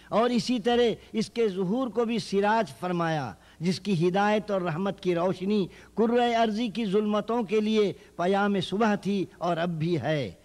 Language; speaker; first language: Urdu; native; Urdu